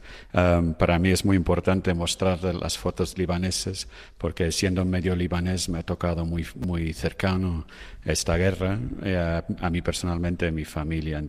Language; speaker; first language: Spanish; non-native, fluent; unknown